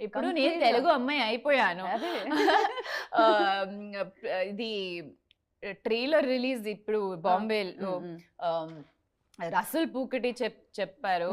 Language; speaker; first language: Telugu; non-native, learner; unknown